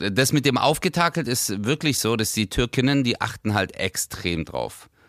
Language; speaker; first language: German; early bilingual, other home language; Turkish